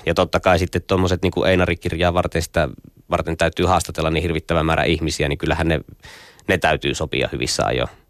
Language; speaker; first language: Finnish; native; Finnish